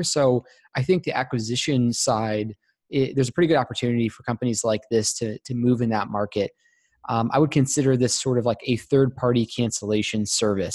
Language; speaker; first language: English; native; English